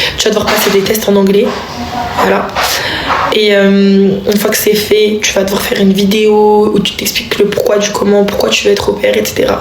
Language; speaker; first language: French; native; French